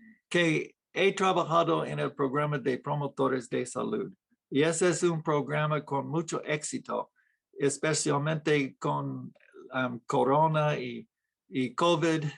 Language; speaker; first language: Spanish; non-native, fluent; English